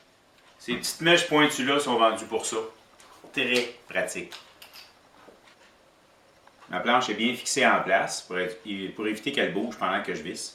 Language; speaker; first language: French; native; French